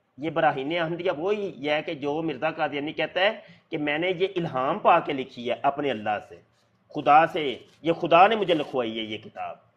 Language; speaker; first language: Urdu; non-native, local second language; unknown